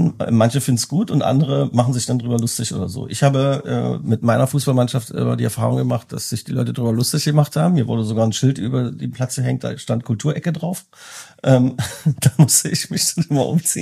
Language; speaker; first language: German; native; German